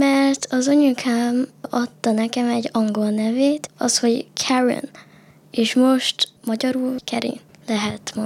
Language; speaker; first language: Hungarian; early bilingual, other home language; Chinese